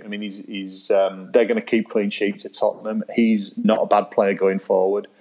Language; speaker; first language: English; native; English